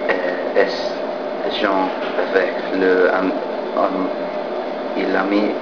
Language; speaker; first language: French; non-native, learner; English